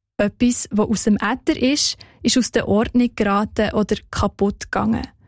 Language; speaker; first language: German; native; German